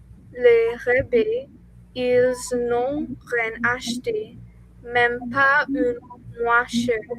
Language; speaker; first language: French; non-native, learner; English